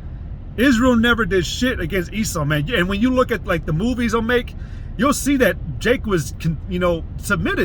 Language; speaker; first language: English; native; English